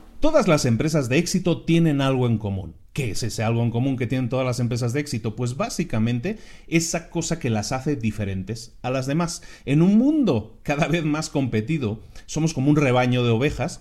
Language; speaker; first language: Spanish; native; Spanish